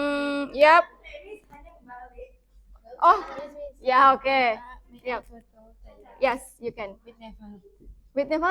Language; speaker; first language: English; non-native, fluent; Indonesian